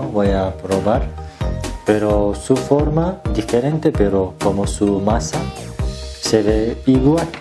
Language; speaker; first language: Spanish; non-native, learner; Turkish